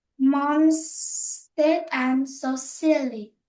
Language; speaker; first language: English; non-native, learner; Vietnamese